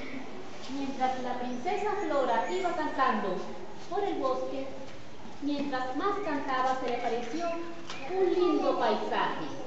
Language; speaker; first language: Spanish; native; Spanish